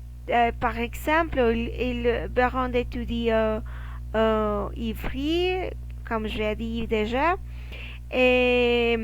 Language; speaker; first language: French; non-native, learner; Spanish